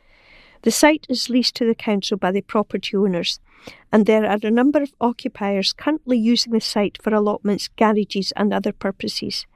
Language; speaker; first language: English; native; English